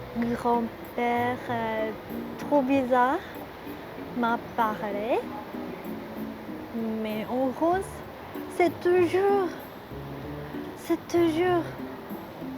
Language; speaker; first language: French; non-native, learner; Japanese